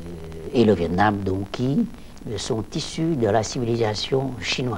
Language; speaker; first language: French; non-native, local second language; Vietnamese